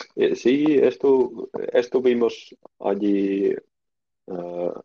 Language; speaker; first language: Spanish; non-native, learner; Finnish